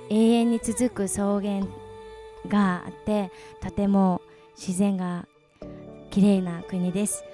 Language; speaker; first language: Japanese; early bilingual, other home language; Mongolian